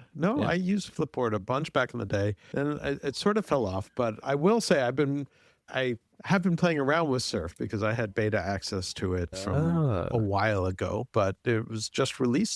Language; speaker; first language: English; native; English